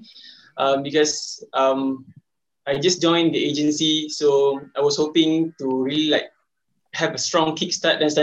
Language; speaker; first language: English; non-native, local second language; Malay